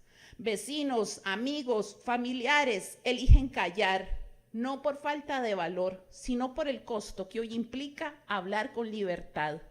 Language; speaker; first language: Spanish; native; Spanish